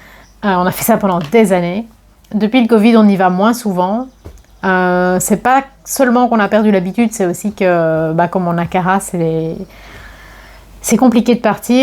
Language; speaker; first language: French; native; French